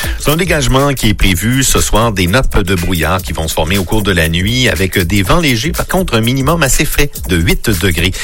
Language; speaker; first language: French; native; French